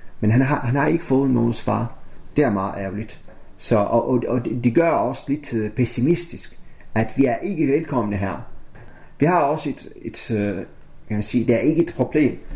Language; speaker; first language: Danish; non-native, learner; Arabic